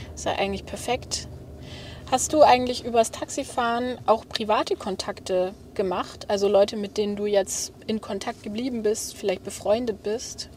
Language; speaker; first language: German; native; German